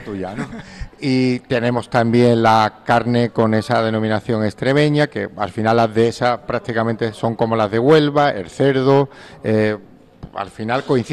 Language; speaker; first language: Spanish; native; Spanish